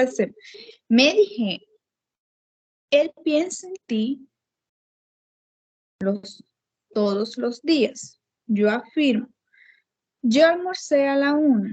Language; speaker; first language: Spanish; non-native, fluent; Portuguese